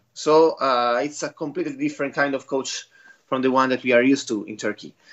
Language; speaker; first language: English; non-native, fluent; Italian